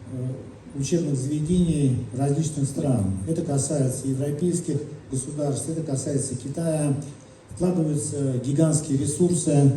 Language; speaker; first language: Russian; native; Russian